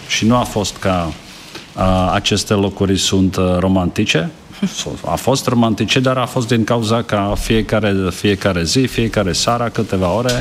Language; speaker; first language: Romanian; non-native, learner; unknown